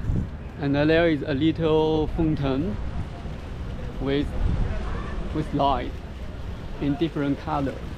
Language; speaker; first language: English; non-native, learner; Chinese